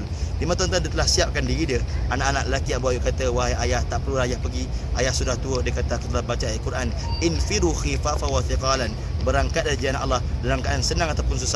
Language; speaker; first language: Malay; native; Malay